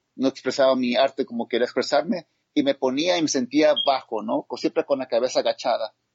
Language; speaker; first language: Spanish; native; Spanish